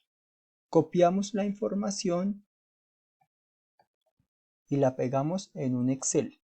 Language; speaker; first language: Spanish; native; Spanish